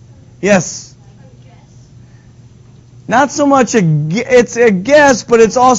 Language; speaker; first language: English; native; English